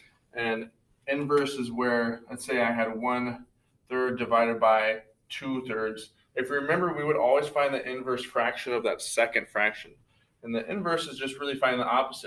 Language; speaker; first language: English; native; English